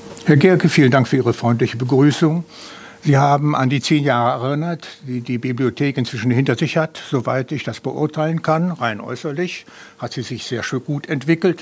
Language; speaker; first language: German; native; German